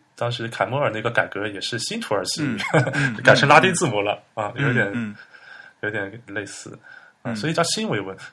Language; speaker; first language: Chinese; native; Chinese